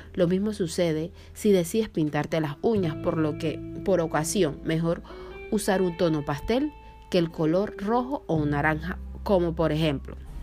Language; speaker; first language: Spanish; native; Spanish